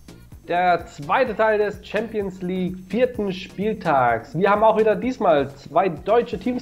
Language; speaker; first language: German; native; German